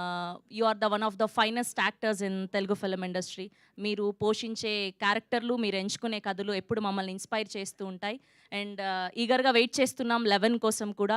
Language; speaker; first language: Telugu; native; Telugu